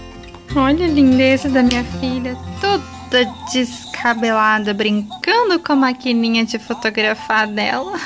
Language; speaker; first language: Portuguese; native; Portuguese